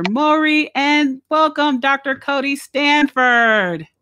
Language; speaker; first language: English; native; English